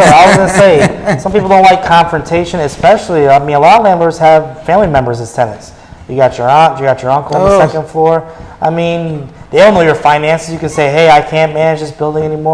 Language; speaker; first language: English; native; English